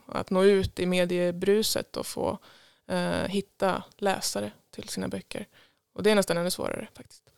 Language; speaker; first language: Swedish; native; Swedish